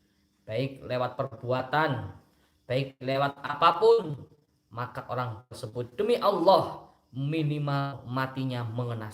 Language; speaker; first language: Indonesian; native; Indonesian